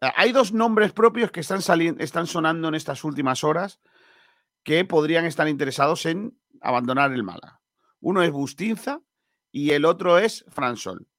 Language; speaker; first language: Spanish; native; Spanish